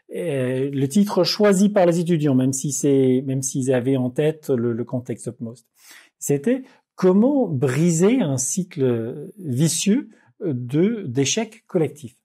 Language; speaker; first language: French; non-native, fluent; Dutch